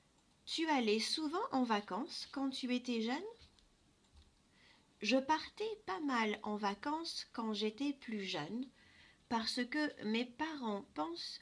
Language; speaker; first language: French; non-native, fluent; English